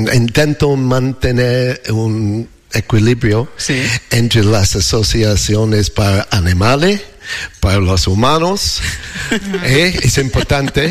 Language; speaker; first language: Spanish; non-native, learner; English